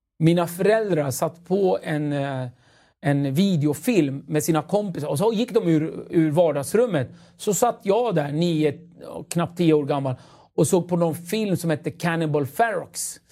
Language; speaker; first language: Swedish; early bilingual, other home language; Kurdish